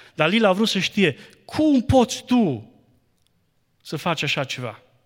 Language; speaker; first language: Romanian; native; Romanian